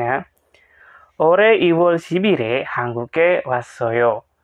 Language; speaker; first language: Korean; non-native, fluent; Indonesian